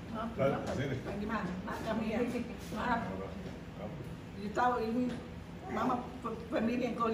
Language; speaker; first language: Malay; non-native, local second language; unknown